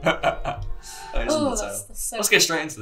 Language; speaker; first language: English; native; English